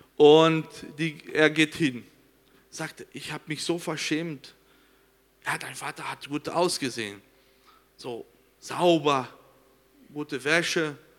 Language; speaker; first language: German; non-native, learner; Portuguese